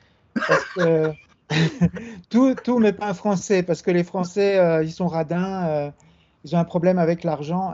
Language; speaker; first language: French; native; French